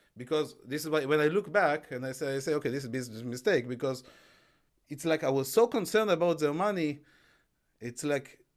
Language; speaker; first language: English; non-native, fluent; Hebrew